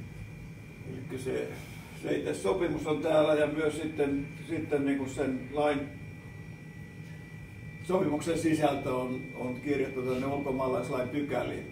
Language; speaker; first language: Finnish; native; Finnish